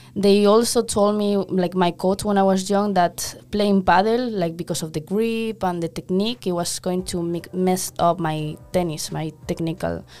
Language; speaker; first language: English; non-native, fluent; Spanish